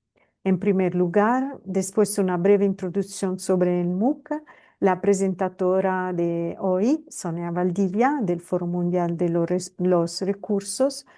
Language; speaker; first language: Spanish; non-native, fluent; Italian